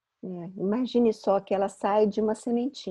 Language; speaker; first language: Portuguese; native; Portuguese